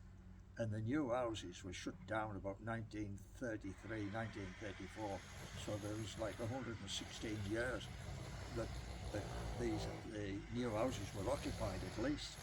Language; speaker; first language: English; native; English